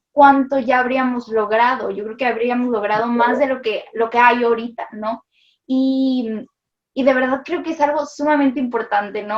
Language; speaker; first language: Spanish; native; Spanish